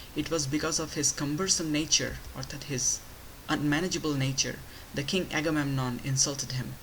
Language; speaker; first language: English; non-native, local second language; Bangla